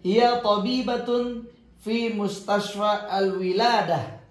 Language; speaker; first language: Arabic; non-native, fluent; Indonesian